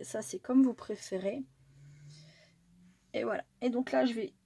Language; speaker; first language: French; native; French